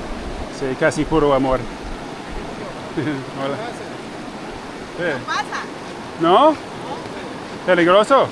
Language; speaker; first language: Spanish; non-native, learner; English